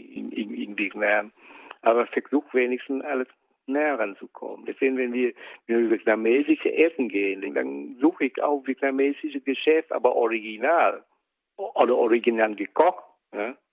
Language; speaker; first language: German; non-native, learner; Vietnamese